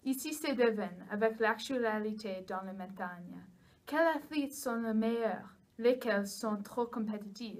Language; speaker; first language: French; non-native, learner; English